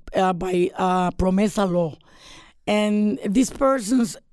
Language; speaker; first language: English; non-native, fluent; Spanish